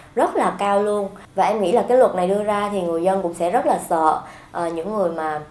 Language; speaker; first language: Vietnamese; native; Vietnamese